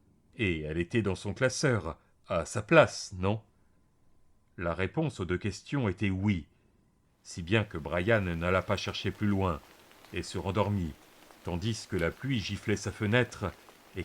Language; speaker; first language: French; native; French